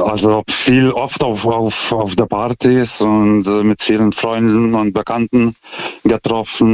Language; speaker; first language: German; non-native, fluent; Lithuanian